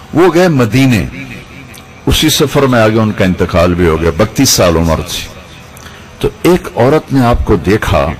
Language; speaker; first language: Urdu; non-native, local second language; Punjabi